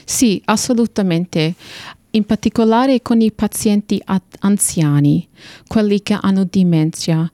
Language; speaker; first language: Italian; non-native, fluent; English